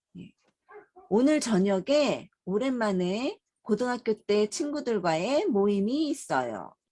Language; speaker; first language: Korean; native; Korean